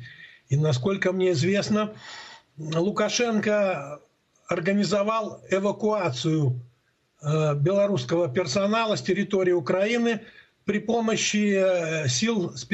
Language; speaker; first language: Russian; native; Russian